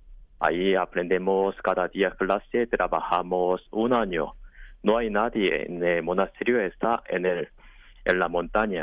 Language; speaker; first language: Spanish; non-native, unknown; Korean